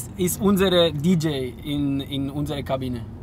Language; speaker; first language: German; non-native, learner; Spanish